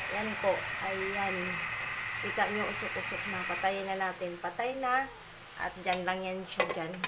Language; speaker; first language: Filipino; non-native, local second language; Cebuano